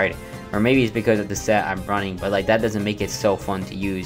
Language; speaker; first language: English; native; English